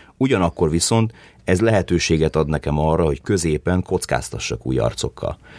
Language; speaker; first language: Hungarian; early bilingual, heritage; Hungarian